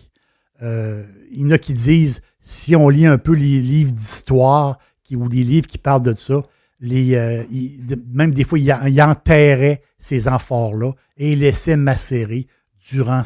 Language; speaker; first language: French; native; French